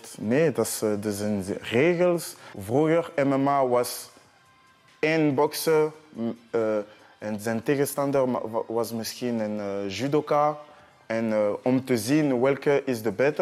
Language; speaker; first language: Dutch; non-native, learner; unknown